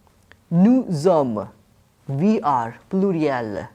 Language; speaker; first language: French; non-native, fluent; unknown